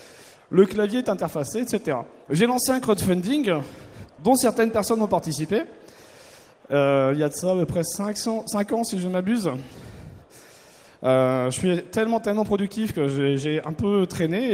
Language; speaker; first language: French; native; French